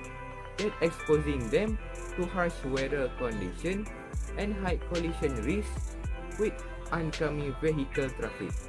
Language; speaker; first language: English; non-native, local second language; Malay